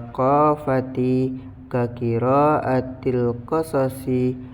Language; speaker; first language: Arabic; non-native, learner; Indonesian